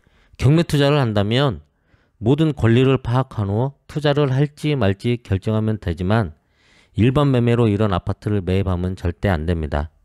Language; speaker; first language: Korean; native; Korean